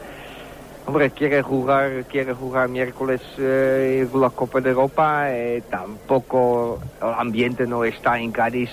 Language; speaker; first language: Spanish; non-native, learner; Dutch